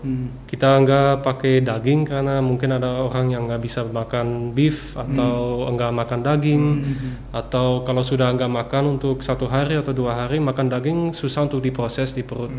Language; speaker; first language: Indonesian; early bilingual, other home language; English